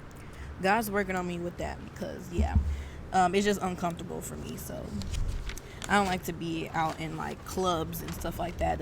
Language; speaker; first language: English; native; English